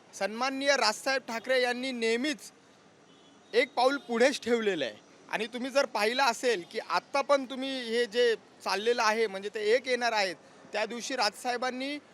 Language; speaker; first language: Marathi; native; Marathi